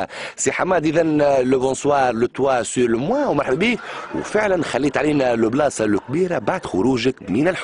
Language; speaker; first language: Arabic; native; Arabic